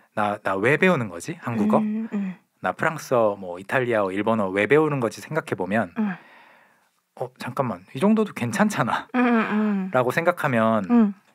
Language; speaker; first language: Korean; native; Korean